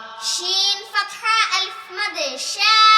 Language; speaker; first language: Arabic; non-native, learner; Bangla